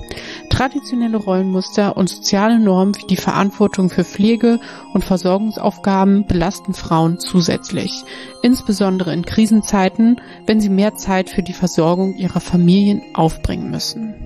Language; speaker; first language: German; native; German